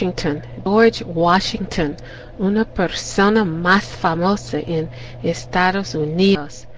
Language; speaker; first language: Spanish; non-native, learner; English